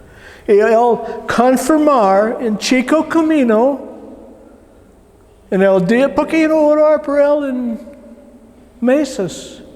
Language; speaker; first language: Spanish; non-native, learner; English